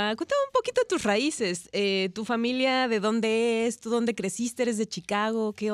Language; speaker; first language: Spanish; native; Spanish